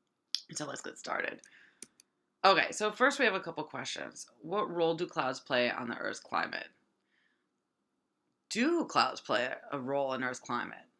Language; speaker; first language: English; native; English